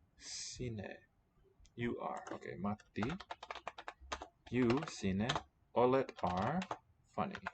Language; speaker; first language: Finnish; non-native, learner; English